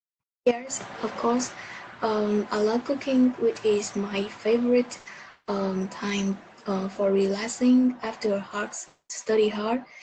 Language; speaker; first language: English; non-native, learner; Vietnamese